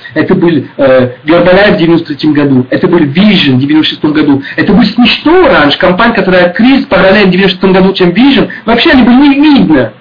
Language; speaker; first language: Russian; non-native, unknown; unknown